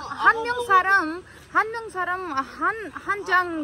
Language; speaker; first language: Korean; non-native, learner; Urdu